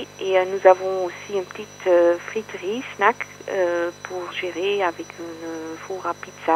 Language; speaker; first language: French; non-native, fluent; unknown